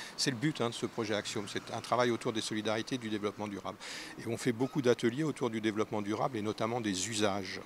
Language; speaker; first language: French; native; French